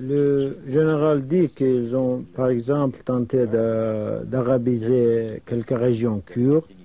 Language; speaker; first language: French; non-native, fluent; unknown